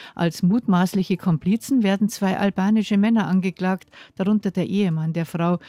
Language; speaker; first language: German; native; German